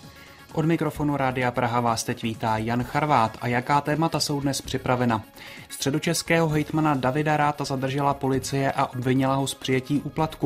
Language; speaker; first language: Czech; native; Czech